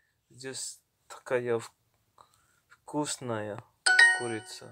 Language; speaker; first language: Russian; non-native, learner; Morisyen